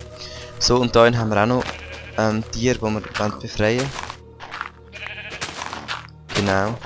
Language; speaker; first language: German; native; German